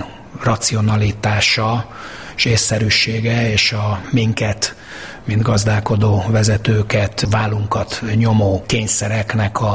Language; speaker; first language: Hungarian; native; Hungarian